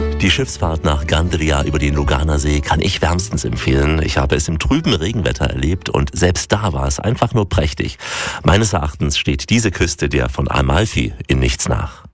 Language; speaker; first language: German; native; German